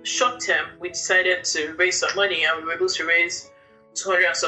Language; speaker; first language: English; non-native, local second language; Yoruba